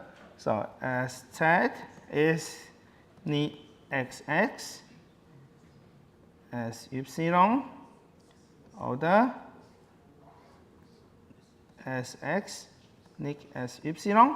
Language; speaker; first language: German; non-native, learner; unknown